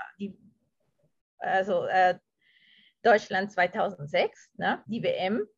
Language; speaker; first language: German; non-native, fluent; Spanish